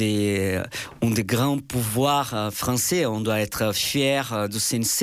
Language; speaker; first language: French; non-native, fluent; Portuguese